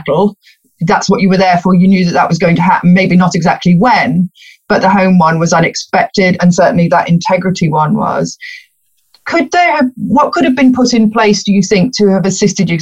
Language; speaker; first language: English; native; English